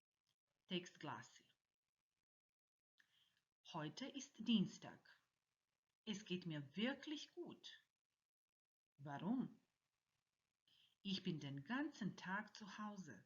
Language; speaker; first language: German; non-native, fluent; Croatian